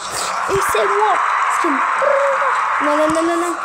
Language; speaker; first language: French; native; French